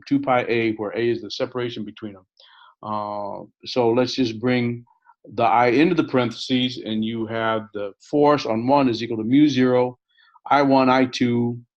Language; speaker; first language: English; native; English